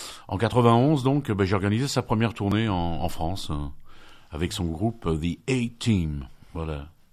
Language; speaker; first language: French; native; French